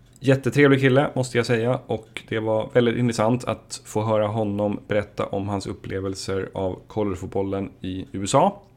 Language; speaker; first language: Swedish; native; Swedish